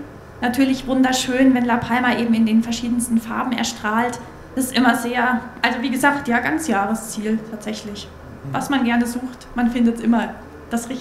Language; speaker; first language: German; native; German